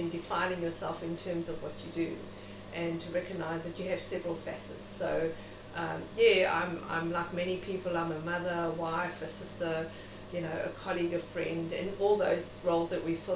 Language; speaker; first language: English; native; English